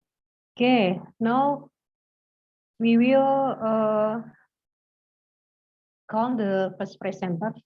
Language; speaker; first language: English; non-native, learner; Indonesian